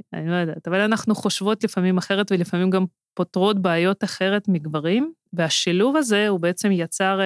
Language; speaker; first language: Hebrew; non-native, fluent; Russian